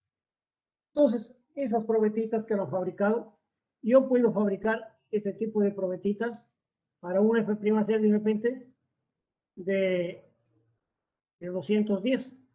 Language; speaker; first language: Spanish; native; Spanish